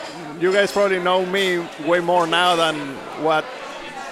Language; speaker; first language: English; non-native, fluent; Spanish